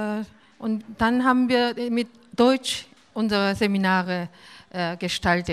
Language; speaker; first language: German; non-native, fluent; Korean